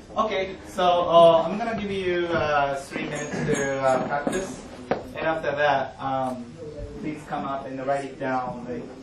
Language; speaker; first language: English; non-native, fluent; Japanese